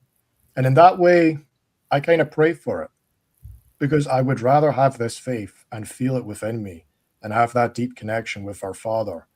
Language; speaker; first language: English; native; English